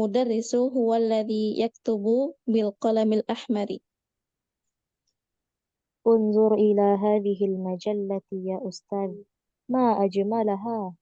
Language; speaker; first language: Arabic; non-native, learner; Indonesian